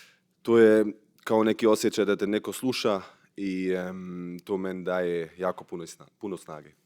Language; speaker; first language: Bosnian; early bilingual, heritage; Bosnian